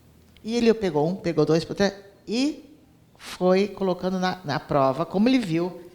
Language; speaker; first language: Portuguese; native; Portuguese